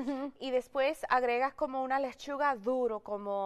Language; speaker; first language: Spanish; early bilingual, heritage; English